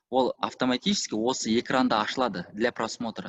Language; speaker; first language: Russian; non-native, local second language; Kazakh